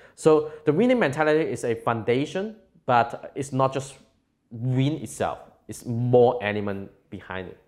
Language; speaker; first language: English; non-native, local second language; Cantonese